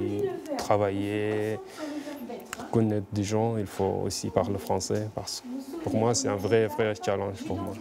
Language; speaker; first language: French; non-native, fluent; Arabic